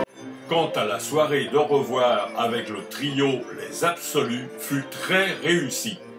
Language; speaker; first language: French; native; French